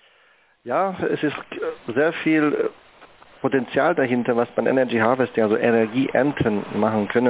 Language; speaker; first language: German; native; German